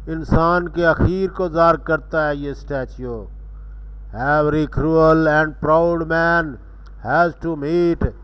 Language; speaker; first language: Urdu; non-native, local second language; Punjabi